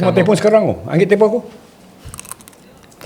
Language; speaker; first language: Malay; native; Malay